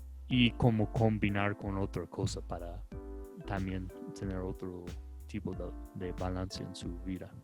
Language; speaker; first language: Spanish; non-native, fluent; English